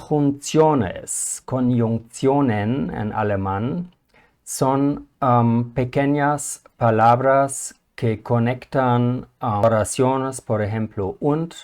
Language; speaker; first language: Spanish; non-native, fluent; German